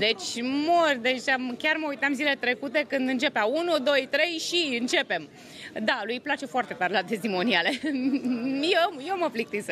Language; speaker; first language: Romanian; native; Romanian